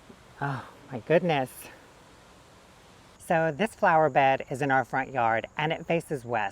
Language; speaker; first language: English; native; English